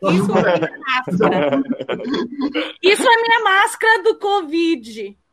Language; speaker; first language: Portuguese; early bilingual, heritage; Portuguese